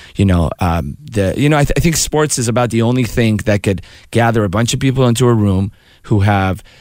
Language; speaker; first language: English; early bilingual, other home language; Persian